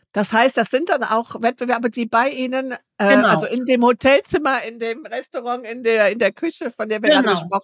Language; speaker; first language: German; native; German